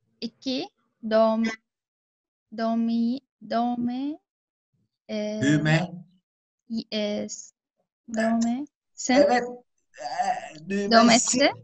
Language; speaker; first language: Turkish; non-native, learner; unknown